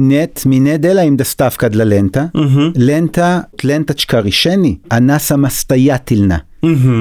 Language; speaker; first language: Russian; non-native, learner; Hebrew